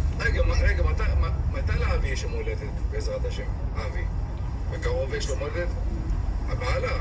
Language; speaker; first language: Hebrew; native; Hebrew